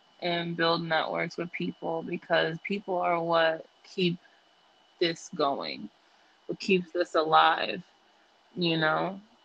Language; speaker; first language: English; native; English